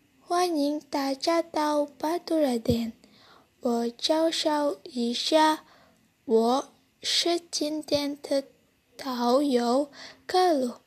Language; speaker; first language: Chinese; non-native, learner; Indonesian